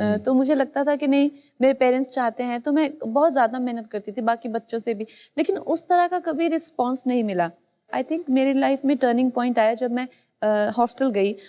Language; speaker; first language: Hindi; native; Hindi